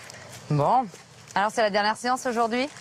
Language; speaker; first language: French; native; French